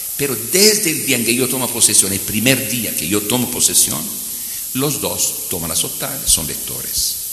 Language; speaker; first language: Spanish; non-native, fluent; Italian